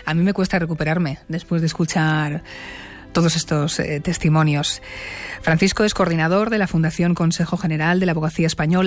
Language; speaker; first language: Spanish; native; Spanish